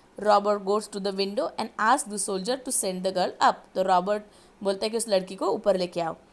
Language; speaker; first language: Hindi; non-native, local second language; Marathi